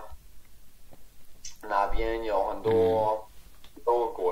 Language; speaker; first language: Chinese; non-native, learner; English